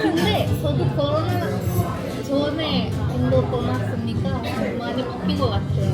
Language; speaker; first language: Korean; non-native, fluent; Hindi